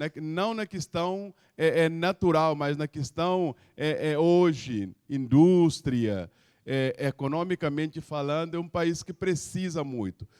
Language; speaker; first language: Portuguese; non-native, local second language; Upper Guinea Crioulo